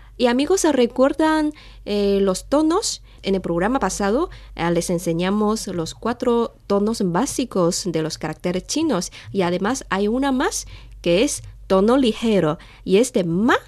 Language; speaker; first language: Spanish; non-native, fluent; Chinese